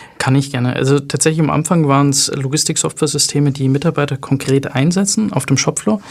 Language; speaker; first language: German; early bilingual, other home language; Arabic